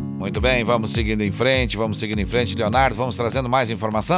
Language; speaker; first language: Portuguese; native; Portuguese